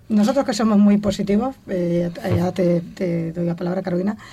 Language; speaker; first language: Spanish; non-native, local second language; Catalan